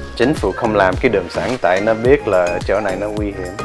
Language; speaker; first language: Vietnamese; early bilingual, heritage; Vietnamese